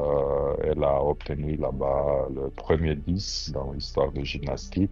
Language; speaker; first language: French; non-native, fluent; Romanian